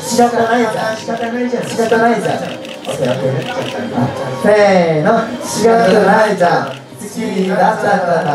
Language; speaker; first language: Japanese; non-native, learner; Korean